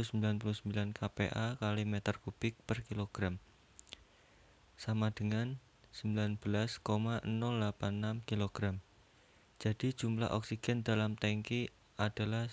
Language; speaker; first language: Indonesian; native; Indonesian